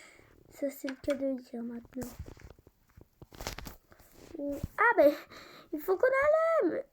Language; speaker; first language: French; native; French